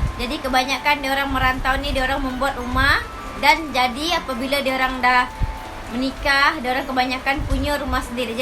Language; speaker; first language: Malay; native; Malay